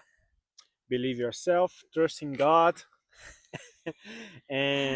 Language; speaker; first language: English; non-native, learner; Portuguese